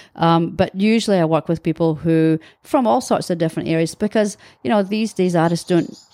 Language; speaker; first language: English; native; English